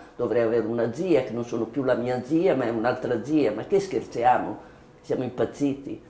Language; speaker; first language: Italian; native; Italian